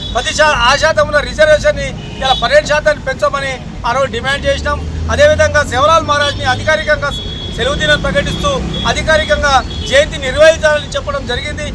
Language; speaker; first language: Telugu; non-native, local second language; Lambadi